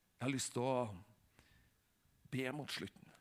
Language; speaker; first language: Norwegian; native; Norwegian